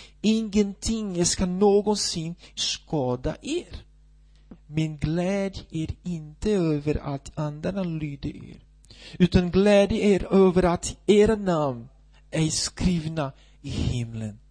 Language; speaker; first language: Swedish; non-native, fluent; Portuguese